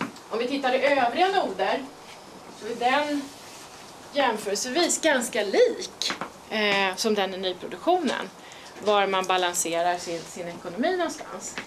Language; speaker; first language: Swedish; native; Swedish